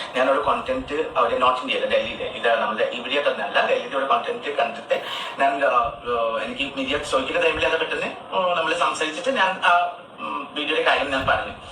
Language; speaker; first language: Malayalam; non-native, fluent; Assamese